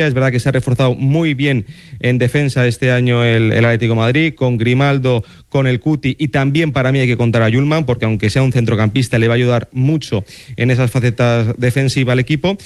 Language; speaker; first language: Spanish; native; Spanish